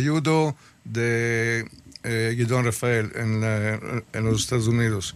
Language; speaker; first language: Spanish; early bilingual, heritage; Spanish